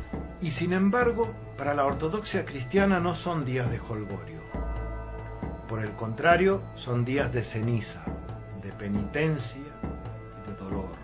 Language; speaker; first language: Spanish; native; Spanish